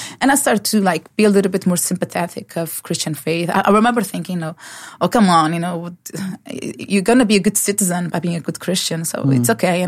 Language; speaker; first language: English; non-native, fluent; Portuguese